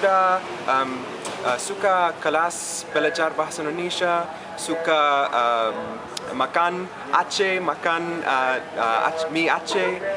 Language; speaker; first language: Indonesian; non-native, learner; English